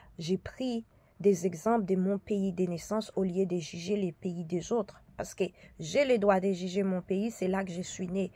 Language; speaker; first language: French; early bilingual, other home language; Haitian Creole